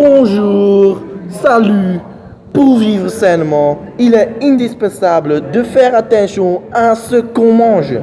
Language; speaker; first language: French; non-native, learner; Dutch